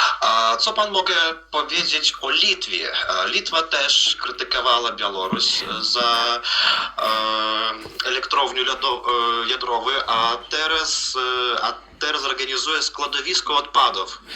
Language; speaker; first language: Polish; non-native, learner; Russian